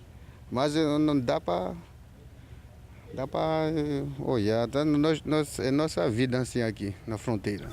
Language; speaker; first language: Portuguese; non-native, learner; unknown